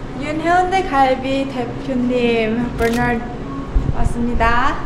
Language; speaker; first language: Korean; early bilingual, heritage; English